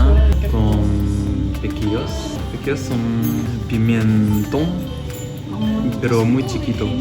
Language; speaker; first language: Spanish; non-native, fluent; French